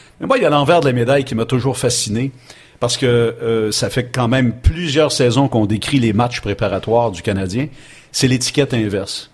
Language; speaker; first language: French; native; French